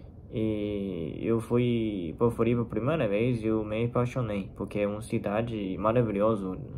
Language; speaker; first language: Portuguese; non-native, fluent; Chinese